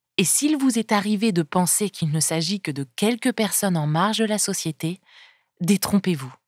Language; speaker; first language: French; native; French